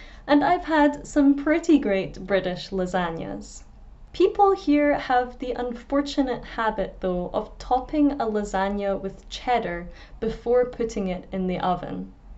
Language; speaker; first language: English; native; English